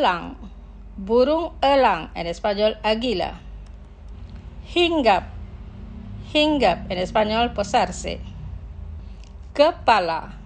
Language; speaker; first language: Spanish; non-native, fluent; Indonesian